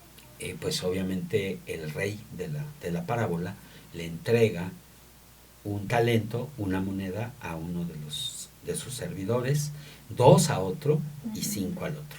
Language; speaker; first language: Spanish; native; Spanish